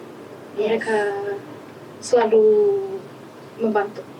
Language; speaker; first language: Indonesian; non-native, learner; Malagasy